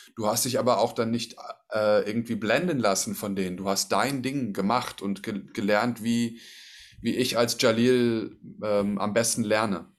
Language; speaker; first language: German; native; German